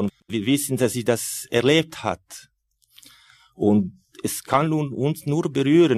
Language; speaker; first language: German; non-native, fluent; Italian